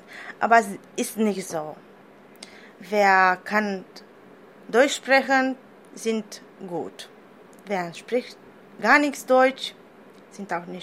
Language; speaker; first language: German; non-native, learner; Romanian